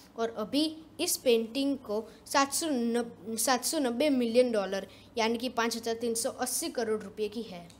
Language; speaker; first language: Hindi; non-native, local second language; Gujarati